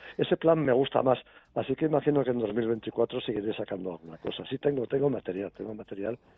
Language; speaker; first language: Spanish; native; Spanish